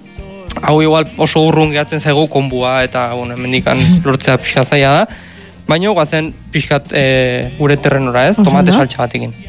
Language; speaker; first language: Basque; native; Basque